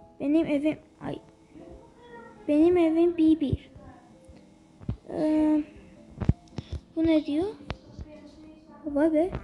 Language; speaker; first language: Turkish; early bilingual, heritage; Turkish